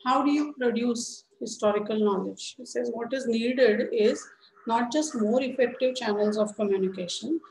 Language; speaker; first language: English; non-native, local second language; Marathi